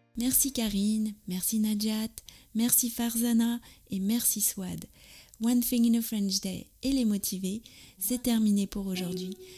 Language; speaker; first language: French; native; French